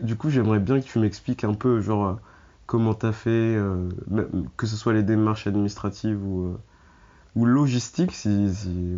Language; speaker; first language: French; native; French